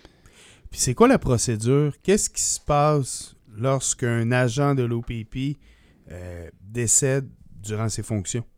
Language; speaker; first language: French; native; French